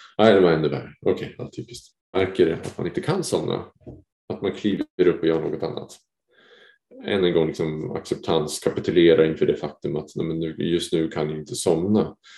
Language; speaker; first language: Swedish; native; Swedish